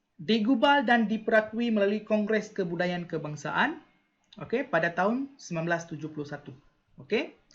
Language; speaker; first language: Malay; non-native, local second language; Tamil